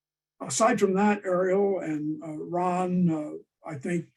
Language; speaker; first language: English; native; English